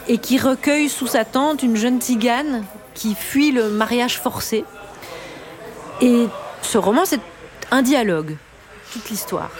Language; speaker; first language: French; native; French